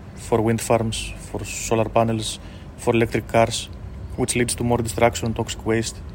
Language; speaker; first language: English; non-native, fluent; Greek